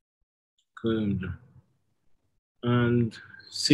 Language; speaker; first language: English; non-native, learner; Arabic